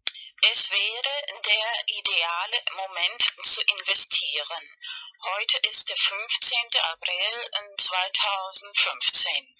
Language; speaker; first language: German; non-native, fluent; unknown